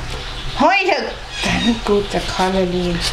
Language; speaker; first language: German; non-native, learner; Thai